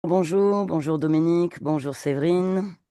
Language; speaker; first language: French; native; French